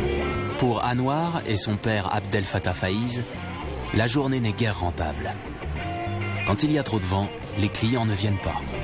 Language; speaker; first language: French; native; French